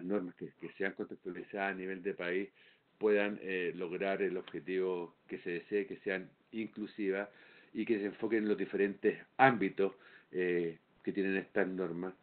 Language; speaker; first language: Spanish; native; Spanish